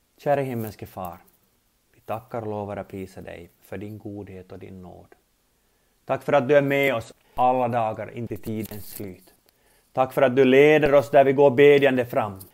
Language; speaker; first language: Swedish; native; Swedish